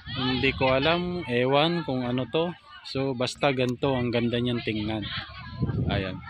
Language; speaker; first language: Filipino; non-native, local second language; Cebuano